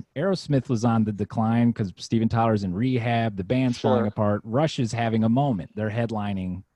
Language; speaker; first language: English; native; English